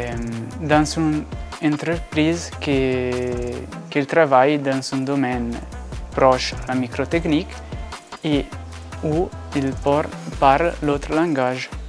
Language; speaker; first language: French; non-native, local second language; Italian